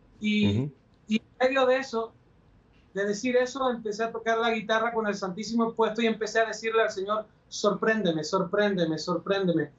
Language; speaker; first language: Spanish; native; Spanish